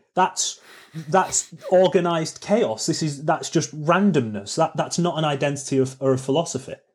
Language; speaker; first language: English; native; English